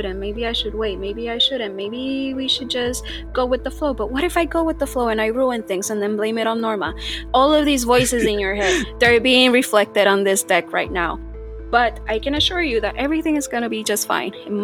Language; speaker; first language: English; non-native, fluent; Spanish